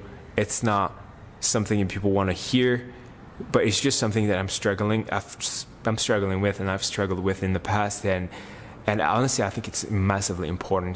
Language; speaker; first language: English; non-native, fluent; French